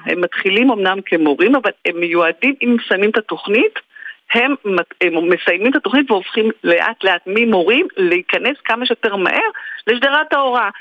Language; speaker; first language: Hebrew; native; Hebrew